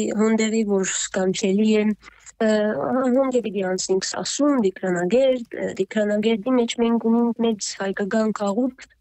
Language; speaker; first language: Armenian; early bilingual, heritage; Armenian